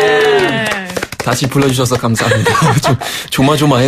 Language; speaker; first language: Korean; non-native, fluent; German